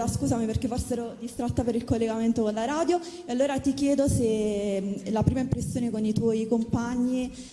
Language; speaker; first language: Italian; native; Italian